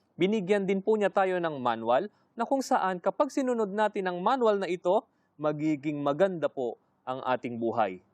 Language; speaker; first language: Filipino; native; Filipino